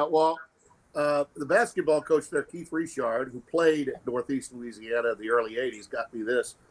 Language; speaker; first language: English; native; English